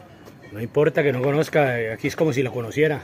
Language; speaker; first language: Spanish; native; Spanish